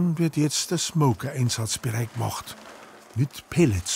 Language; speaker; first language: German; native; German